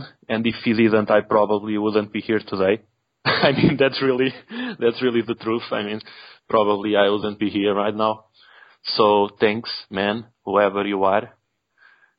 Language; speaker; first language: English; non-native, fluent; Portuguese